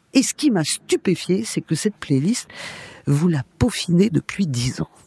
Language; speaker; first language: French; native; French